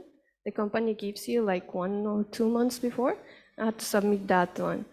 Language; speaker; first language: English; non-native, fluent; Spanish